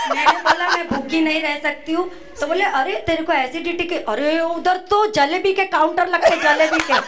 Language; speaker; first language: Hindi; non-native, local second language; Gujarati